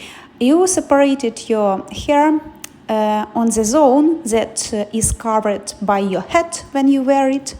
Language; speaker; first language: English; non-native, fluent; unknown